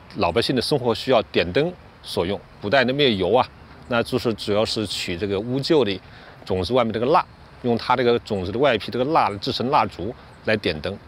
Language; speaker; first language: Chinese; native; Chinese